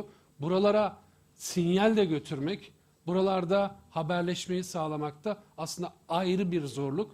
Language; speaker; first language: Turkish; native; Turkish